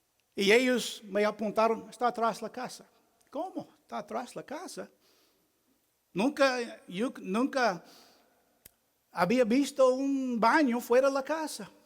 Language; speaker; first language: Spanish; non-native, fluent; English